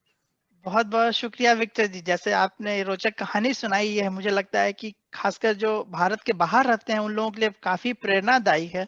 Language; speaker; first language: Hindi; native; Hindi